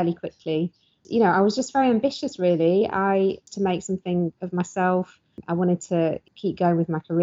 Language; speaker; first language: English; native; English